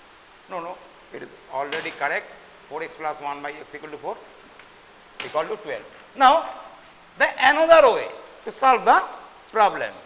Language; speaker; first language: English; non-native, local second language; Bangla